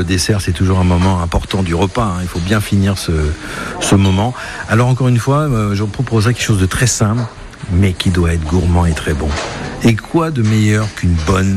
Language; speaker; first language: French; native; French